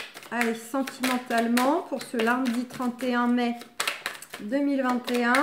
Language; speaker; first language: French; native; French